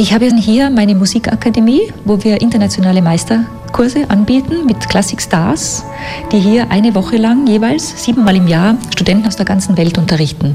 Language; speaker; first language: German; native; German